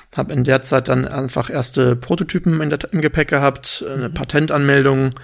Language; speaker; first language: German; native; German